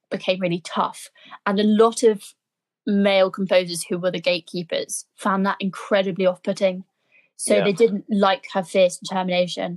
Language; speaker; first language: English; native; English